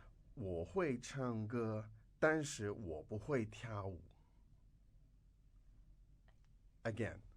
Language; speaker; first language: Chinese; non-native, fluent; English